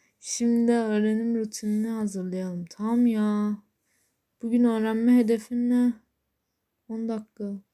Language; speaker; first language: Turkish; native; Turkish